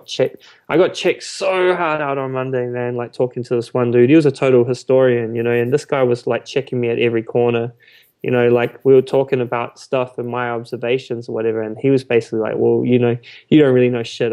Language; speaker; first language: English; native; English